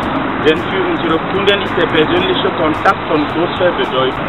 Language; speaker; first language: German; non-native, fluent; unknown